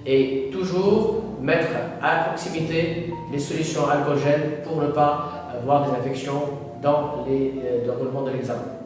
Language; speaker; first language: French; non-native, local second language; Arabic